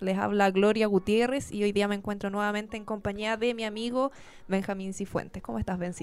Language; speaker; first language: Spanish; native; Spanish